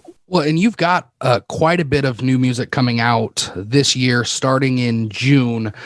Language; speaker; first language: English; native; English